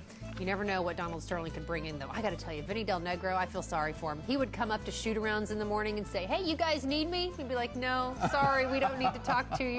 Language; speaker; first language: English; native; English